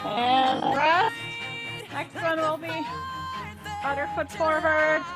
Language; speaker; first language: English; native; English